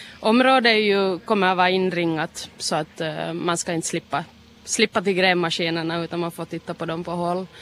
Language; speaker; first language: Swedish; native; Swedish